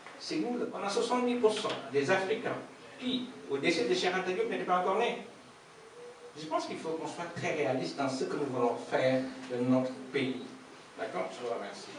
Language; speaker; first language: French; non-native, local second language; Soninke